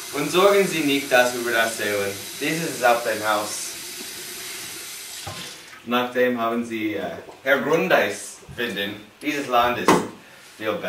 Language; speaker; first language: German; non-native, learner; English